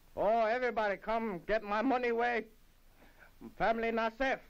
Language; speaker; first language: English; native; English